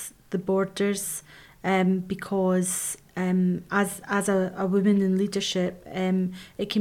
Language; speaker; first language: English; native; English